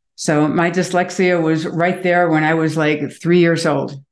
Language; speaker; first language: English; native; English